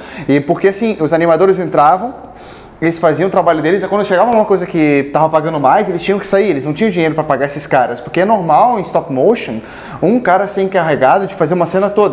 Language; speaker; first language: Portuguese; native; Portuguese